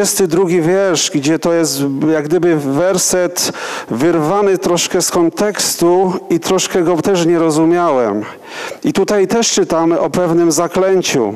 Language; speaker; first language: Polish; native; Polish